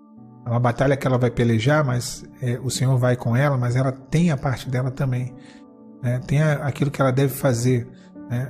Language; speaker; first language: Portuguese; native; Portuguese